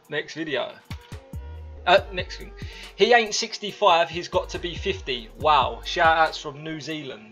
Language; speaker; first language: English; early bilingual, other home language; Italian